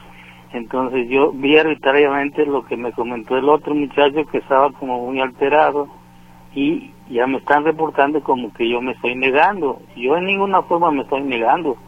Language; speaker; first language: Spanish; native; Spanish